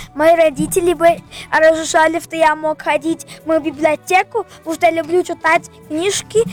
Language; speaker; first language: Russian; early bilingual, heritage; Russian